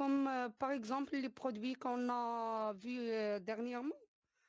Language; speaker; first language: French; non-native, learner; Arabic